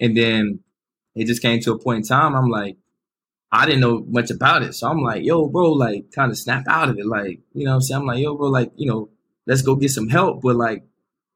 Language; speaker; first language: English; native; English